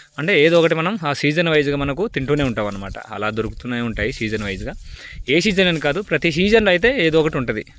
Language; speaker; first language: Telugu; native; Telugu